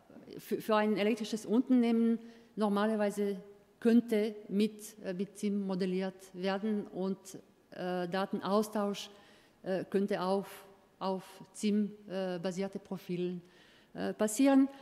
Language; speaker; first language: German; non-native, fluent; Croatian